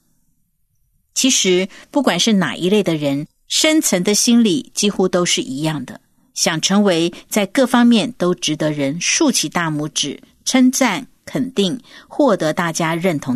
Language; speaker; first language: Chinese; native; Chinese